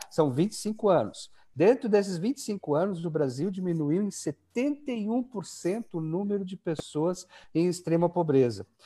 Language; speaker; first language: Portuguese; native; Portuguese